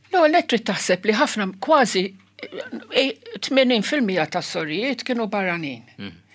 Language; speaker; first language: Maltese; non-native, local second language; Italian